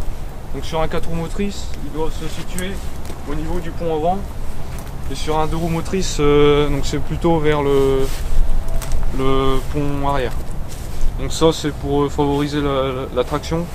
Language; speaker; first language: French; native; French